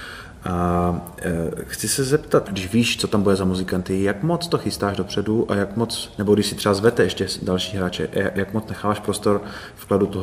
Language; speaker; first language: Czech; native; Czech